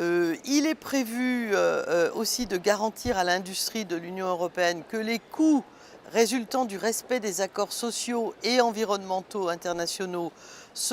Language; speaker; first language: French; native; French